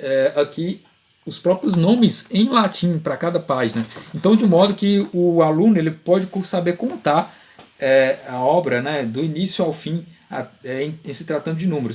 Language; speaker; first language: Portuguese; native; Portuguese